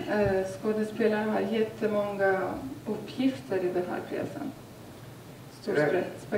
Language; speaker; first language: Swedish; non-native, fluent; Lithuanian